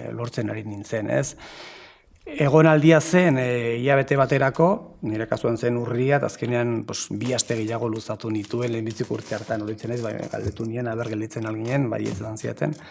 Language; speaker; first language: Basque; non-native, local second language; Spanish